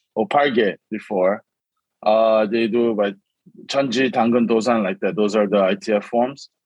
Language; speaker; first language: English; early bilingual, other home language; Korean